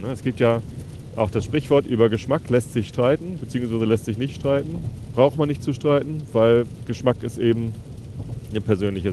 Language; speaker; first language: German; native; German